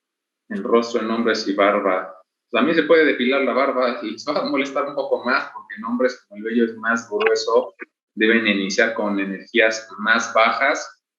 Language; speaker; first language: Spanish; native; Spanish